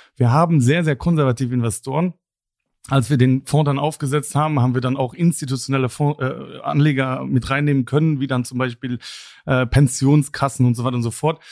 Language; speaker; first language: German; non-native, local second language; Luxembourgish